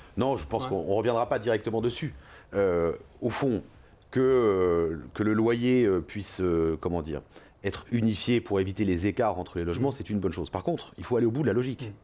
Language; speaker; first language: French; native; French